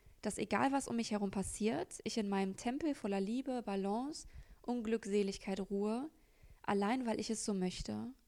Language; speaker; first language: German; native; German